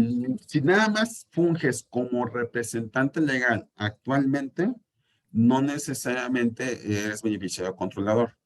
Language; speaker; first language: Spanish; native; Spanish